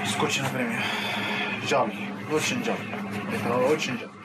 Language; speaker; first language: Russian; non-native, learner; Arabic